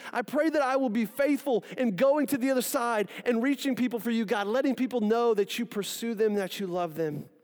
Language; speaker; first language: English; native; English